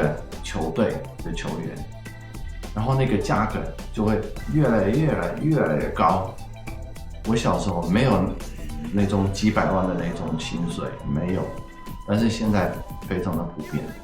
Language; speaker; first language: Chinese; non-native, fluent; Dutch